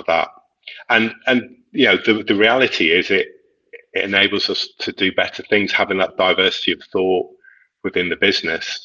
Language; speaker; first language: English; native; English